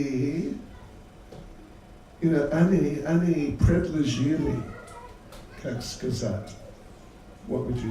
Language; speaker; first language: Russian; non-native, learner; English